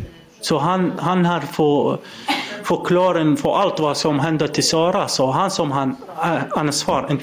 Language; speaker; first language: Swedish; non-native, learner; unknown